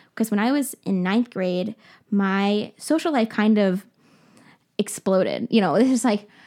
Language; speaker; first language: English; native; English